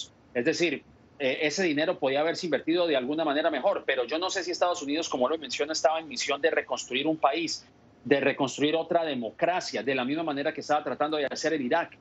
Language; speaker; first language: Spanish; native; Spanish